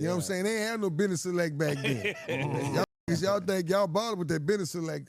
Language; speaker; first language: English; native; English